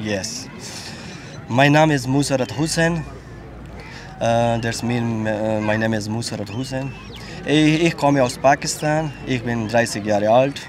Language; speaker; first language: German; non-native, learner; Pashto